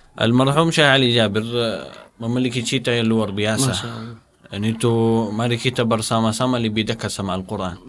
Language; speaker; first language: Indonesian; non-native, fluent; Arabic